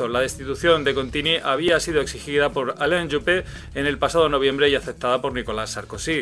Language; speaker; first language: Spanish; native; Spanish